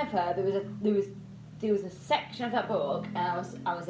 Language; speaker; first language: English; native; English